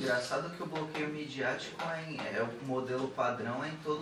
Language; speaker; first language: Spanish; non-native, learner; Portuguese